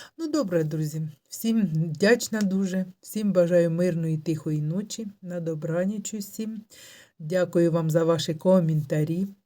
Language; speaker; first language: Ukrainian; native; Ukrainian